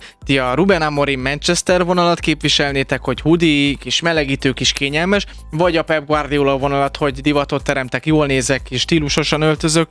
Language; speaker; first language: Hungarian; native; Hungarian